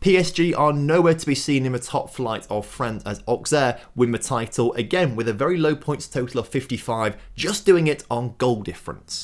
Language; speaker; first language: English; native; English